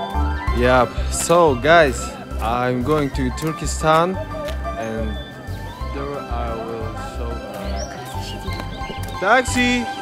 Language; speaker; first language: English; non-native, learner; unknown